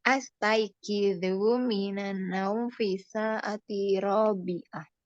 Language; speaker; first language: Arabic; non-native, learner; Indonesian